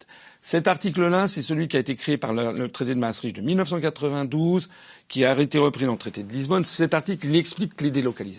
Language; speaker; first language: French; native; French